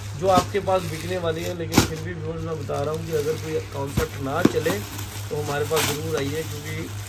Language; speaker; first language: Hindi; non-native, local second language; Punjabi